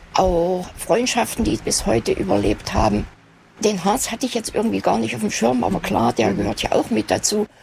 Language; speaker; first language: German; native; German